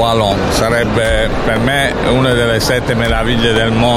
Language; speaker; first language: Italian; native; Italian